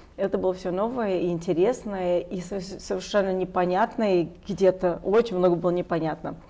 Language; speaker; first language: Russian; non-native, fluent; English